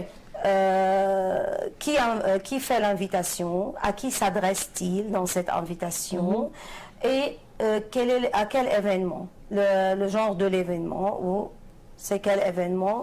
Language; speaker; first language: French; non-native, fluent; Arabic